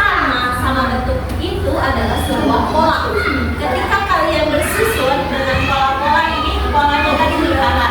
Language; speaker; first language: Indonesian; native; Indonesian